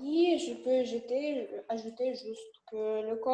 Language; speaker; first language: French; non-native, learner; Russian